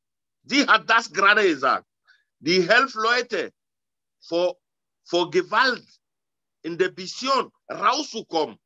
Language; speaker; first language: German; non-native, learner; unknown